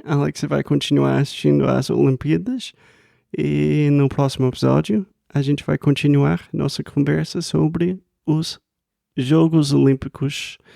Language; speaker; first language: Portuguese; non-native, fluent; English